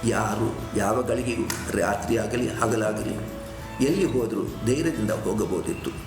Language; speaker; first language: Kannada; native; Kannada